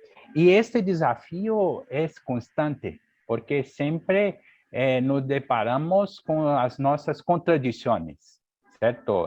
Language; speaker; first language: Spanish; non-native, learner; Portuguese